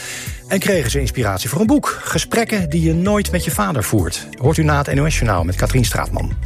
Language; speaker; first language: Dutch; native; Dutch